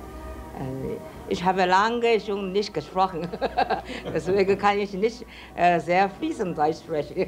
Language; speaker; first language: German; non-native, learner; Chinese